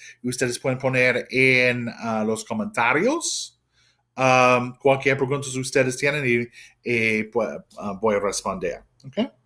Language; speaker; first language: Spanish; non-native, fluent; English